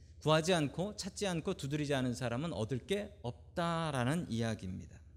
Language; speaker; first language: Korean; native; Korean